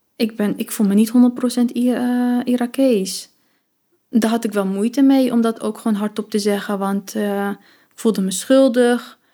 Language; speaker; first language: Dutch; early bilingual, other home language; Arabic